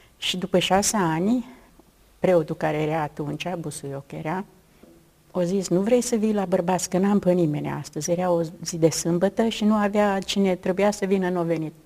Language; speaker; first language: Romanian; native; Romanian